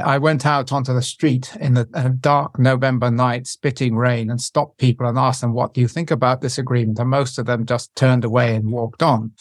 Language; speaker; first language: English; native; English